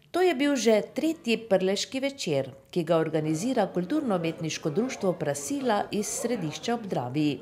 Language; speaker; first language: Slovenian; native; Slovenian